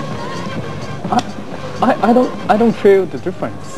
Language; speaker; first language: English; non-native, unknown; Japanese